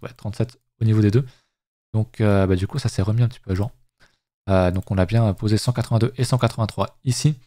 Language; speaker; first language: French; native; French